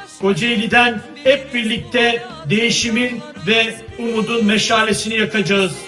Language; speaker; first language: Turkish; native; Turkish